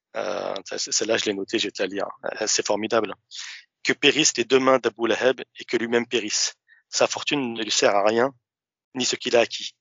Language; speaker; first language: French; early bilingual, other home language; Arabic